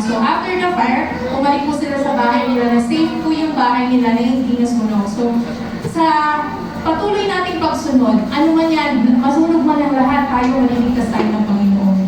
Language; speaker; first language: Filipino; native; Filipino